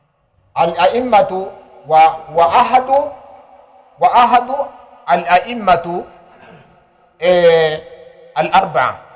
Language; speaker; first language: Arabic; non-native, fluent; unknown